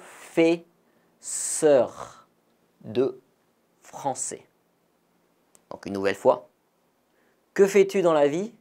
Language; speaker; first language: French; native; French